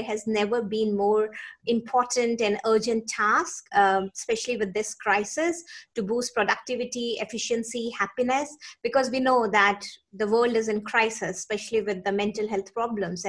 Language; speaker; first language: English; non-native, local second language; Hindi